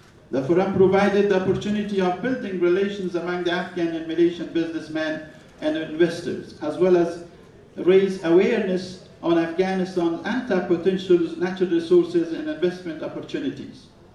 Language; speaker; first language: English; non-native, fluent; Persian